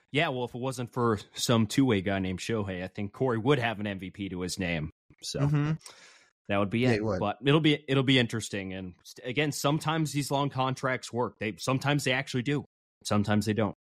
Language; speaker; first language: English; native; English